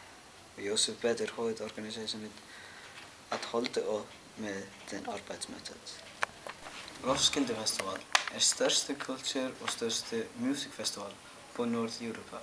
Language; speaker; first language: Danish; non-native, learner; Icelandic